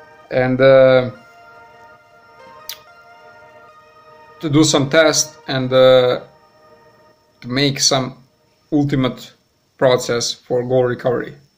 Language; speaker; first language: English; non-native, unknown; Serbian